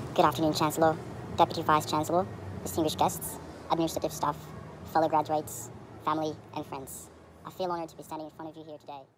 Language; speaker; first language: English; non-native, local second language; Filipino